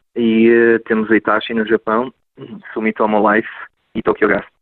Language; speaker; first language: Portuguese; native; Portuguese